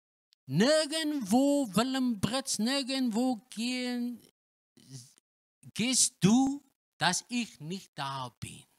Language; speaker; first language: German; non-native, learner; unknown